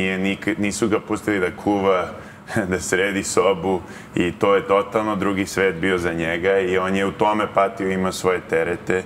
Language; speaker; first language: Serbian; early bilingual, heritage; Serbian